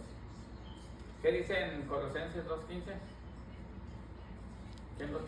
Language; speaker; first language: Spanish; native; Spanish